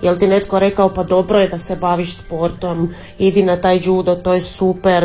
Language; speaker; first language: Serbian; native; Serbian